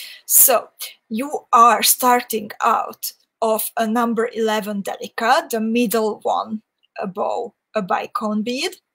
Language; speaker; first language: English; non-native, fluent; Hungarian